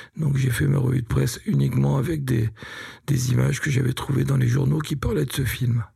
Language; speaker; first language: French; native; French